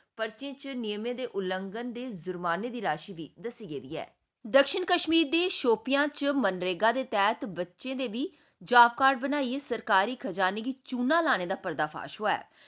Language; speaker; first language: Punjabi; non-native, local second language; Dogri